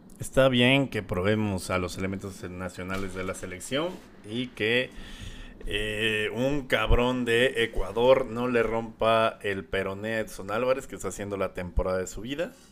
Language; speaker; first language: Spanish; native; Spanish